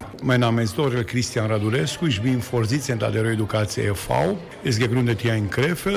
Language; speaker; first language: German; non-native, learner; Romanian